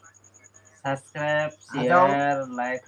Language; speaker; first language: Hindi; non-native, local second language; Kok Borok